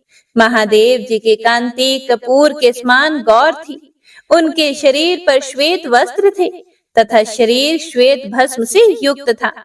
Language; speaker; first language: Hindi; native; Hindi